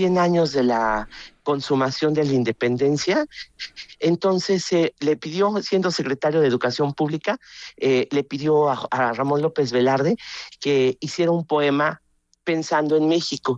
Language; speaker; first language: Spanish; native; Spanish